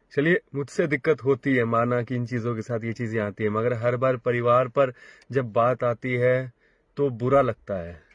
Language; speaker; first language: Hindi; native; Hindi